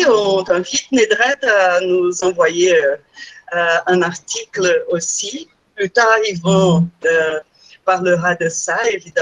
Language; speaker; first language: French; non-native, fluent; Portuguese